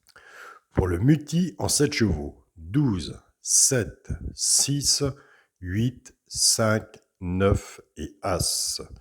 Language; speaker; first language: French; native; French